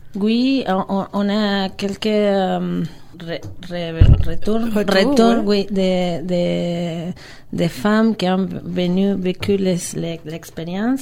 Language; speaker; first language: French; non-native, fluent; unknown